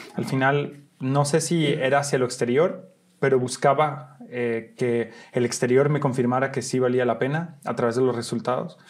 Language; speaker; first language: Spanish; early bilingual, heritage; Spanish